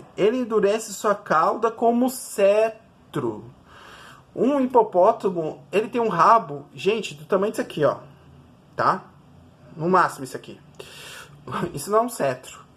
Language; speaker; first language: Portuguese; native; Portuguese